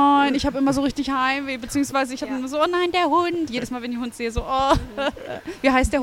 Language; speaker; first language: German; native; German